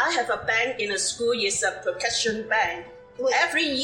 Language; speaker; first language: English; non-native, local second language; Cantonese